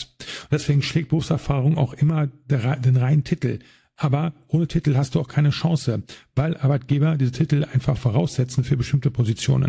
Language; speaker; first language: German; native; German